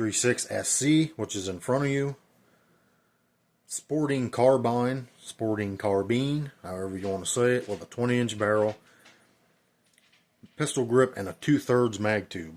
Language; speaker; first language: English; native; English